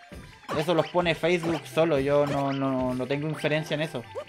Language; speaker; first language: Spanish; native; Spanish